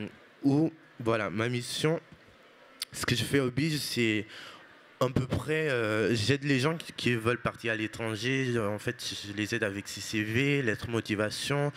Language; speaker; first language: French; non-native, fluent; Portuguese